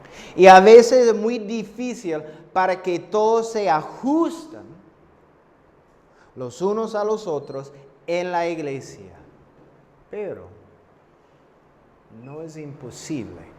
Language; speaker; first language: Spanish; non-native, fluent; English